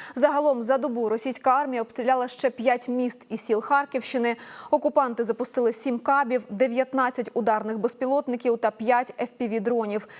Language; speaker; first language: Ukrainian; native; Ukrainian